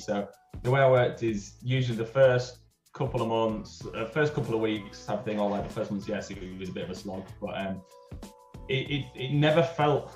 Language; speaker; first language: English; native; English